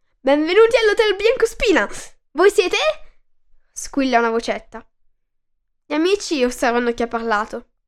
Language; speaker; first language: Italian; native; Italian